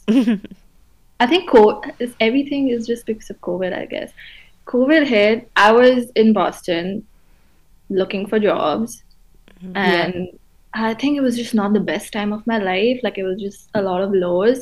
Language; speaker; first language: English; non-native, local second language; Hindi